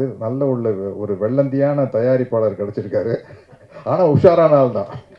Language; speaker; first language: Tamil; native; Tamil